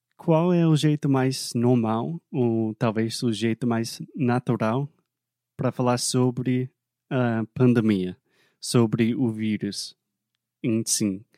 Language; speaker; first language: Portuguese; non-native, fluent; English